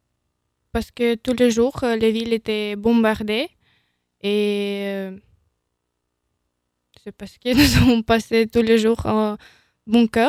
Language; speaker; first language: French; non-native, learner; Ukrainian